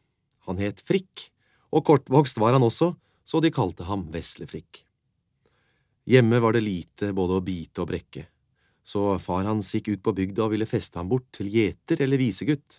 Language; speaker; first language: Norwegian; native; Norwegian